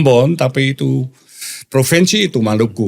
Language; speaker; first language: Indonesian; non-native, learner; Dutch